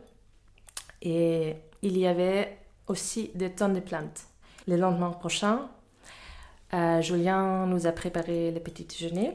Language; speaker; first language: French; non-native, fluent; German